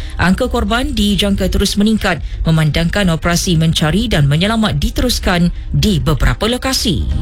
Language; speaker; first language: Malay; native; Malay